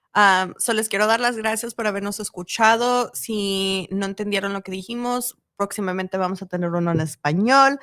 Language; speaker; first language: Spanish; early bilingual, heritage; Spanish